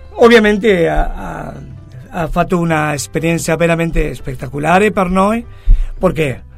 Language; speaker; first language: Italian; non-native, fluent; Spanish